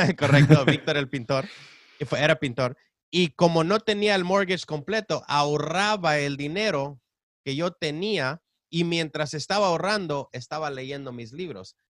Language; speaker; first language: Spanish; early bilingual, heritage; Spanish